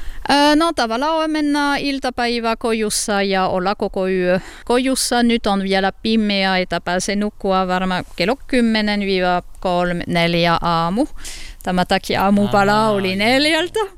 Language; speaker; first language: Finnish; non-native, learner; French